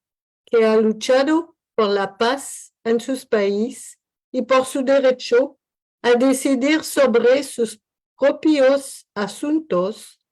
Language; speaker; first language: Spanish; non-native, learner; French